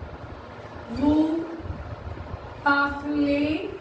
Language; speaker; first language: French; non-native, learner; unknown